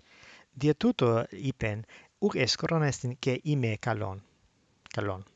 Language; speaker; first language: Greek; non-native, fluent; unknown